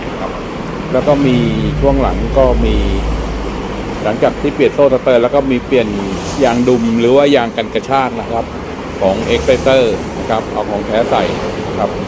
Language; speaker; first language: Thai; native; Thai